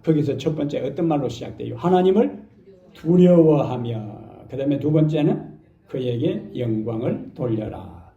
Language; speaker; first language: Korean; native; Korean